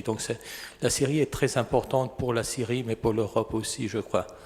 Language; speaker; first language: French; non-native, fluent; Italian